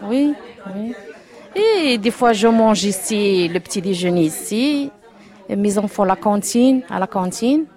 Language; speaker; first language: French; non-native, learner; Arabic